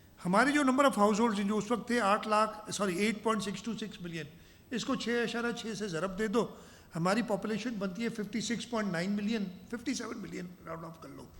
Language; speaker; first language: Urdu; non-native, local second language; Sindhi